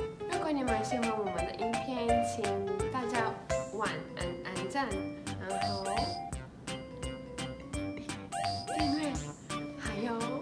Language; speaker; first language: Chinese; non-native, learner; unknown